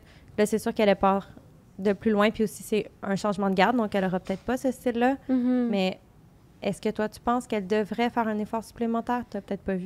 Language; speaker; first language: French; native; French